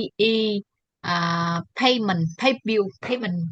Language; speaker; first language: English; non-native, learner; Vietnamese